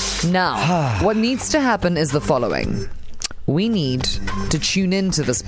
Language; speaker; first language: English; native; English